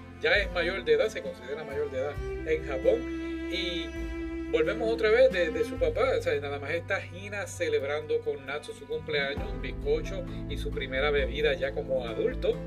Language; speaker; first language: Spanish; native; Spanish